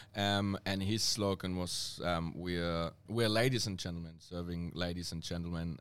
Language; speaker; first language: English; non-native, fluent; German